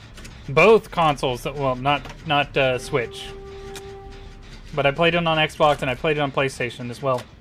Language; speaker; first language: English; native; English